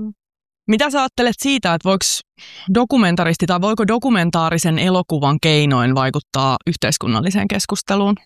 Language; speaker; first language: Finnish; native; Finnish